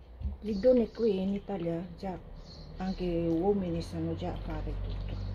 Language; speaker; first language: Italian; non-native, learner; Cebuano